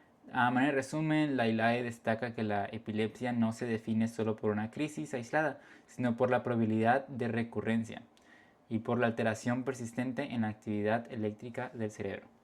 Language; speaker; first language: Spanish; native; Spanish